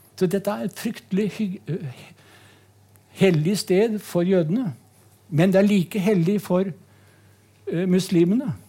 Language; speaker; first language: Norwegian; native; Norwegian